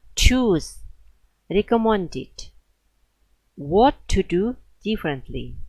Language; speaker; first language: English; non-native, fluent; Kazakh